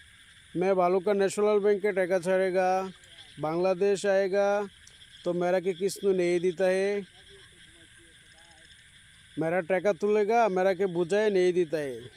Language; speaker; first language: Hindi; non-native, learner; Bangla